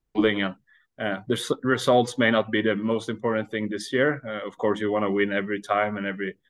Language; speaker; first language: English; non-native, fluent; Swedish